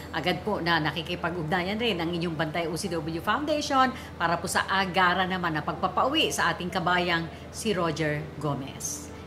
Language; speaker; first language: Filipino; native; Filipino